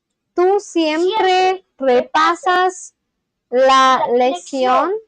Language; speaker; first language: Spanish; non-native, learner; English